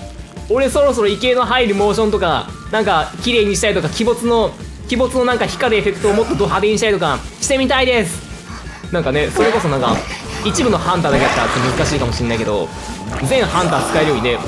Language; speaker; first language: Japanese; native; Japanese